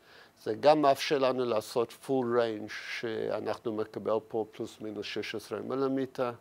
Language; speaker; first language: Hebrew; non-native, fluent; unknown